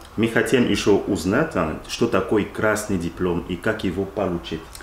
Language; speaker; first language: Russian; non-native, learner; French